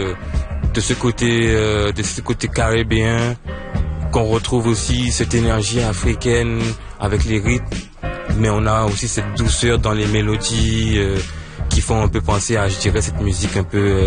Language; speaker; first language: French; native; French